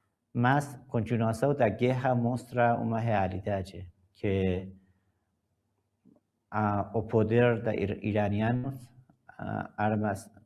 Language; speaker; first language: Portuguese; non-native, learner; Persian